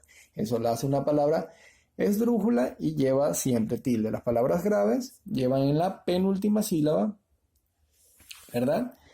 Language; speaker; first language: Spanish; native; Spanish